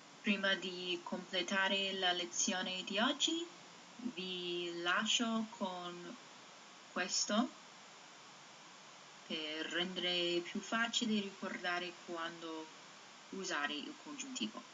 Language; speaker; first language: Italian; non-native, fluent; English